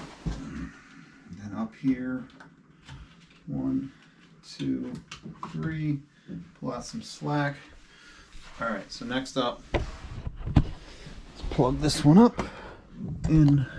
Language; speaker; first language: English; native; English